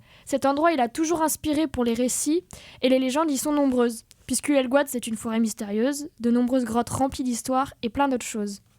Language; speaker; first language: French; native; French